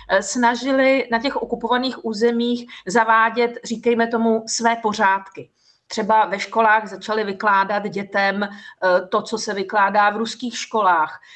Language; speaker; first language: Czech; native; Czech